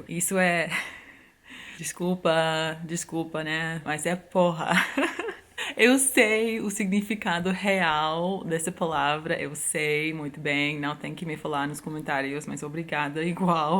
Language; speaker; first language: Portuguese; non-native, fluent; English